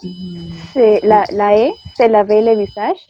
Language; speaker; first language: French; non-native, learner; Spanish